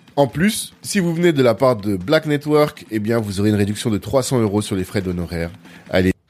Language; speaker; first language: French; native; French